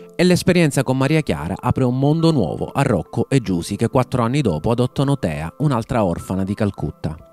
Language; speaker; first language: Italian; native; Italian